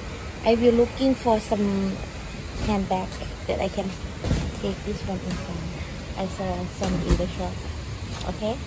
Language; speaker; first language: English; non-native, learner; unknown